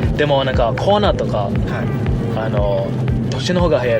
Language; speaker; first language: Japanese; non-native, learner; English